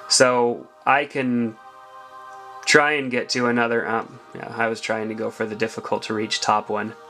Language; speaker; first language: English; native; English